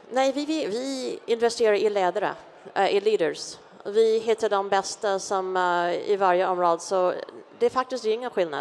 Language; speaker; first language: Swedish; non-native, fluent; English